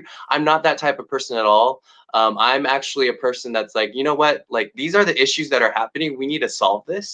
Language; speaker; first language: English; native; English